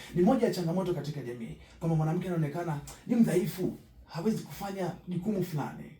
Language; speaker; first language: Swahili; native; Swahili